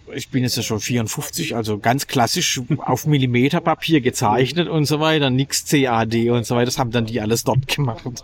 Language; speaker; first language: German; native; German